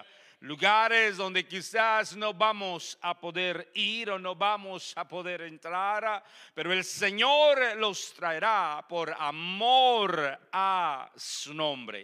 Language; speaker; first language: Spanish; native; Spanish